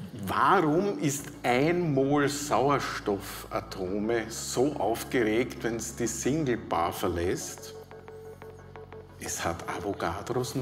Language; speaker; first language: German; native; German